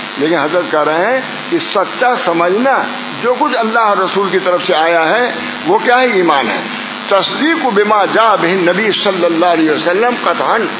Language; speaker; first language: Urdu; native; Urdu